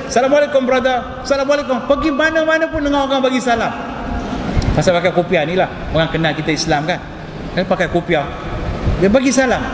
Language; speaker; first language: Malay; non-native, local second language; Tamil